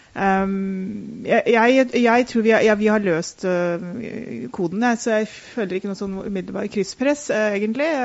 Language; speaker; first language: Norwegian; native; Norwegian